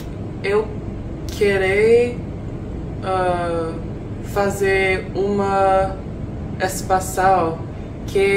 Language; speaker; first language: Portuguese; non-native, learner; English